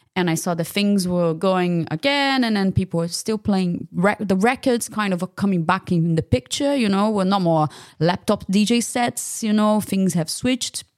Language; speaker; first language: English; non-native, fluent; Portuguese